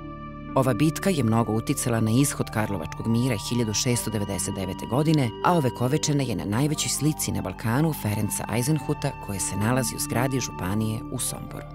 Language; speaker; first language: Serbian; native; Serbian